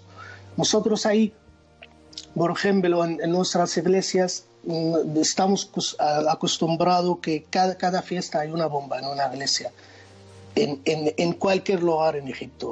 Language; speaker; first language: Spanish; non-native, fluent; Arabic